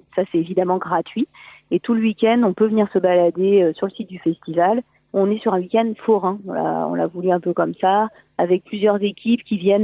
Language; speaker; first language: French; native; French